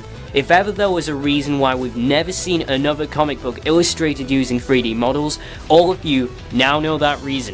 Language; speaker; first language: English; native; English